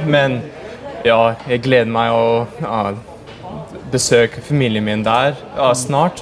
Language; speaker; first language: Norwegian; early bilingual, heritage; English